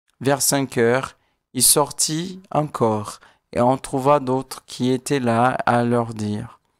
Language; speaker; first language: French; non-native, fluent; Portuguese